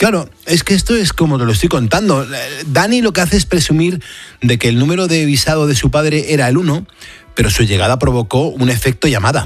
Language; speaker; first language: Spanish; native; Spanish